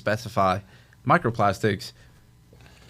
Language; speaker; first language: English; native; English